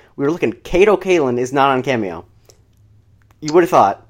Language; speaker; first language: English; native; English